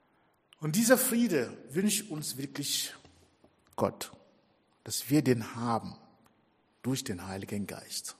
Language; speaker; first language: German; non-native, fluent; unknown